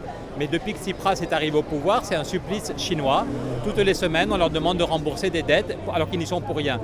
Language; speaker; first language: French; native; French